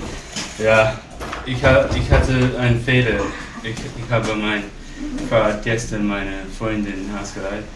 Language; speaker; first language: German; non-native, learner; English